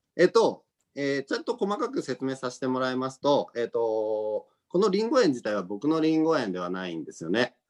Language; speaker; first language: Japanese; native; Japanese